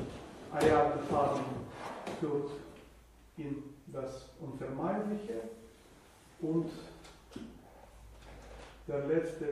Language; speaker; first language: German; non-native, fluent; Russian